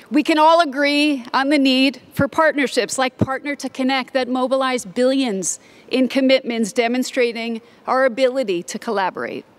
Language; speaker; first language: English; native; English